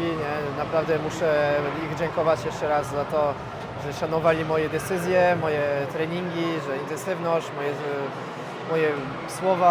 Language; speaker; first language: Polish; non-native, fluent; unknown